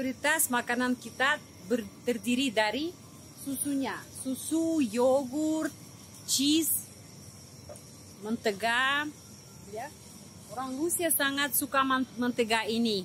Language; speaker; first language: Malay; non-native, fluent; Russian